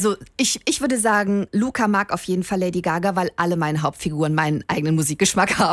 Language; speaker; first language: German; native; German